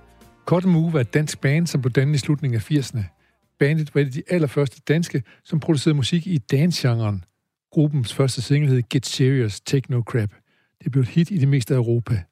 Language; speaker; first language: Danish; native; Danish